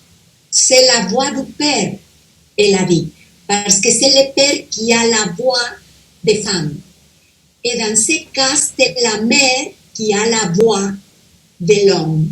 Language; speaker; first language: French; non-native, fluent; Spanish